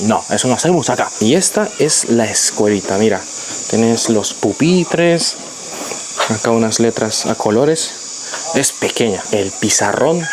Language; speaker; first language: Spanish; native; Spanish